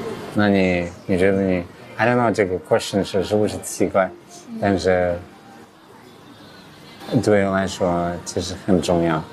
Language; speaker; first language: Chinese; non-native, fluent; English